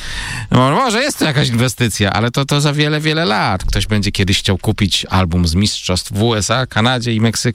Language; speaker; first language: Polish; native; Polish